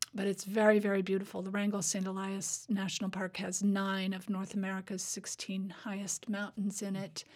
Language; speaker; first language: English; native; English